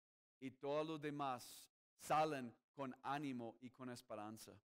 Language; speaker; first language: Spanish; non-native, fluent; English